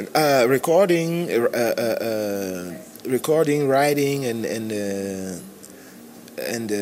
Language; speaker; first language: English; non-native, local second language; French